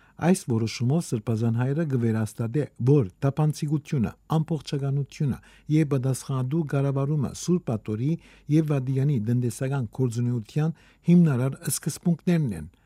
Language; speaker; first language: Armenian; native; Armenian